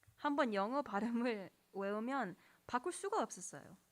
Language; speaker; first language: Korean; early bilingual, other home language; English